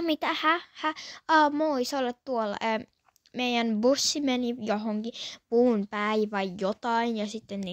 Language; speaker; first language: Finnish; early bilingual, other home language; Polish